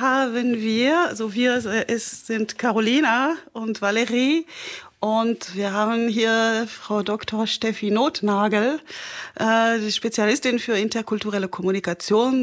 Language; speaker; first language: German; non-native, fluent; French